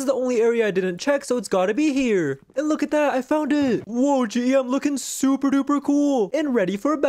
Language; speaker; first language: English; native; English